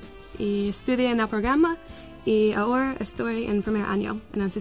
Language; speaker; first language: Spanish; non-native, learner; English